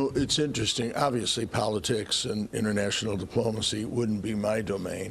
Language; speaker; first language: English; native; English